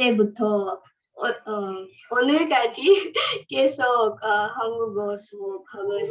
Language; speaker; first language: Korean; non-native, learner; Marathi